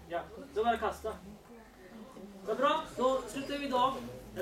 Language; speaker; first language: Swedish; non-native, learner; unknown